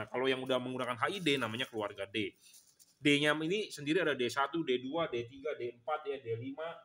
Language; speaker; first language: Indonesian; native; Indonesian